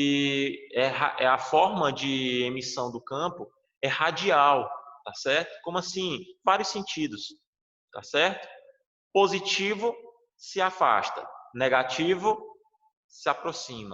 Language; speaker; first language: Portuguese; native; Portuguese